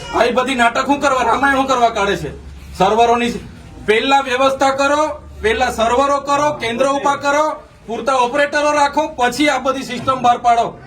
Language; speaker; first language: Gujarati; non-native, local second language; Vasavi